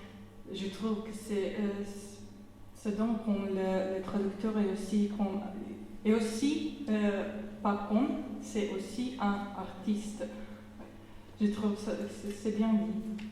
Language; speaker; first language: French; non-native, fluent; Serbian